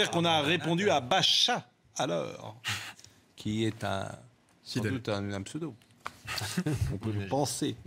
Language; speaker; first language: French; native; French